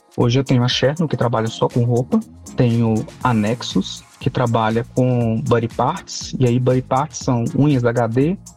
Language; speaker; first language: Portuguese; native; Portuguese